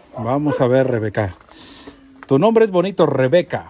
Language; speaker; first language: Spanish; native; Spanish